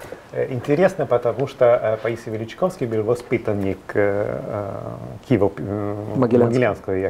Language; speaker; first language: Russian; non-native, fluent; Italian